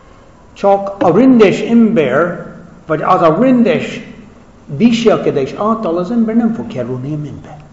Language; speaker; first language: Hungarian; non-native, fluent; English